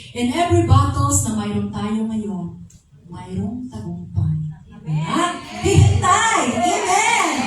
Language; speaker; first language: Filipino; non-native, local second language; Cebuano